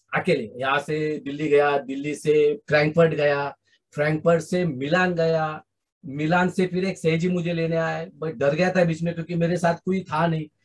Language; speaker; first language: Hindi; non-native, local second language; Marathi